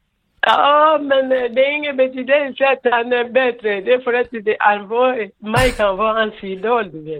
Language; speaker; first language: Swedish; non-native, learner; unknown